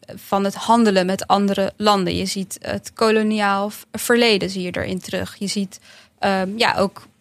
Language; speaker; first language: Dutch; early bilingual, other home language; Bosnian